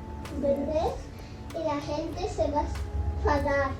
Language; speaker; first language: Spanish; early bilingual, other home language; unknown